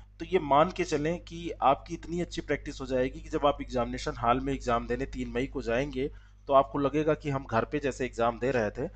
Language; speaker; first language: Hindi; native; Hindi